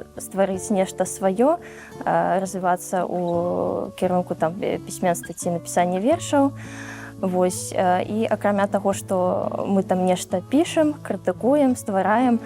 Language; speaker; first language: Belarusian; non-native, local second language; Russian